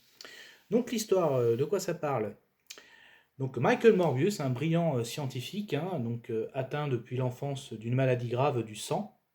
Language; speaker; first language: French; native; French